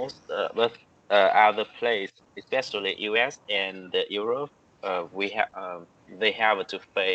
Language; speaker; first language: English; non-native, learner; Vietnamese